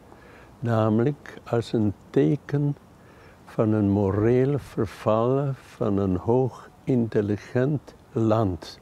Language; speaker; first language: Dutch; non-native, fluent; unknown